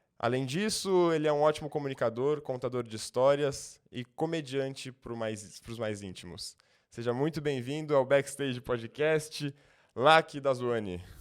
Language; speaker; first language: Portuguese; native; Portuguese